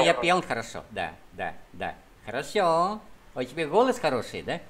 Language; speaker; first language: Russian; non-native, fluent; Vietnamese